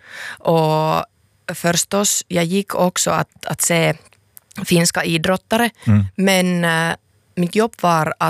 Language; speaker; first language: Swedish; non-native, local second language; Finnish